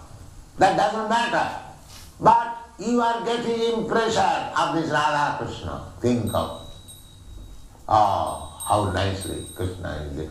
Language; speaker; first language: English; non-native, local second language; Bangla